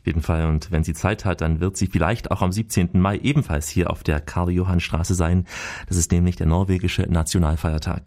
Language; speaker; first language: German; native; German